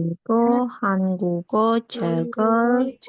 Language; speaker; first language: Korean; non-native, learner; Indonesian